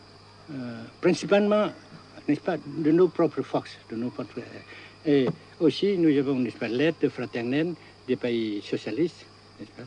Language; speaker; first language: French; non-native, fluent; Vietnamese